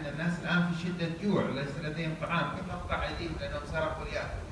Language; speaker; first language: Arabic; native; Arabic